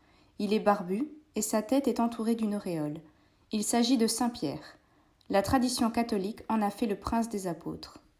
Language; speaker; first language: French; native; French